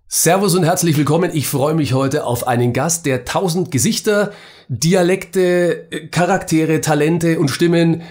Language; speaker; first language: German; native; German